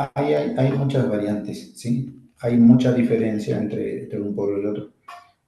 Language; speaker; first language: Spanish; non-native, local second language; Zapotec